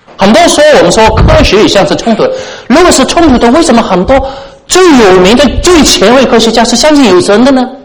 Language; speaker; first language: Chinese; non-native, local second language; Cantonese